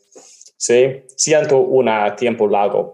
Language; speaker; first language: Spanish; non-native, learner; English